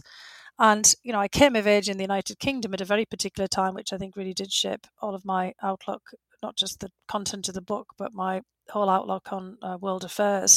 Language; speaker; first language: English; native; English